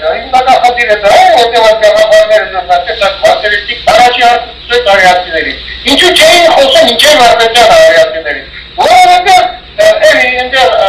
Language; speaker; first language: Armenian; early bilingual, heritage; Armenian